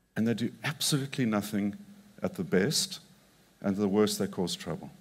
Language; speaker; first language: English; native; English